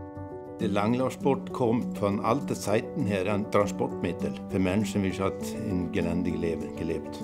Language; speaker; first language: German; non-native, fluent; Swedish